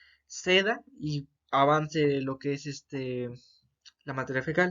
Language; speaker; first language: Spanish; native; Spanish